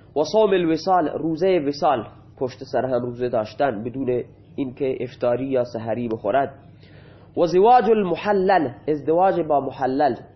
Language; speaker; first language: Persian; non-native, local second language; Baluchi